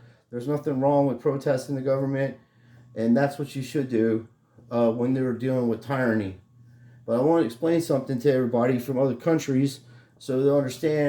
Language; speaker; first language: English; native; English